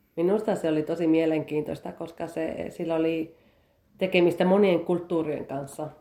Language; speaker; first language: Finnish; early bilingual, heritage; Finnish